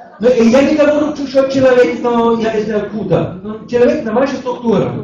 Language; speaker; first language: Russian; non-native, learner; German